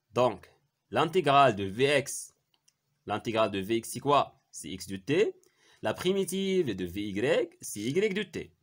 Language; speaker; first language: French; non-native, local second language; Arabic